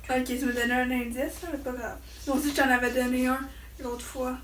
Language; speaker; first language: French; native; French